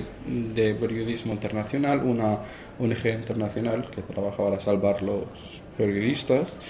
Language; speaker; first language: Spanish; non-native, fluent; Arabic